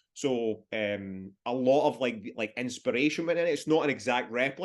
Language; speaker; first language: English; native; English